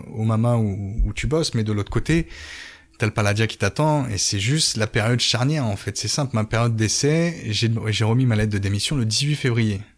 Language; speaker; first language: French; native; French